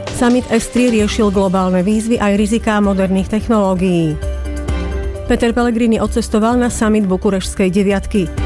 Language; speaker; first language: Slovak; native; Slovak